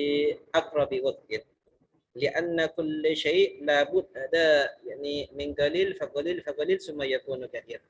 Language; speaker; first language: Arabic; non-native, fluent; Malay